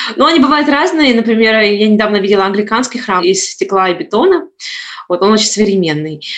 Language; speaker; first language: Russian; native; Russian